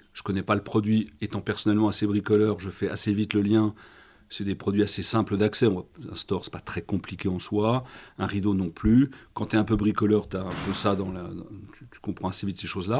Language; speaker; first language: French; native; French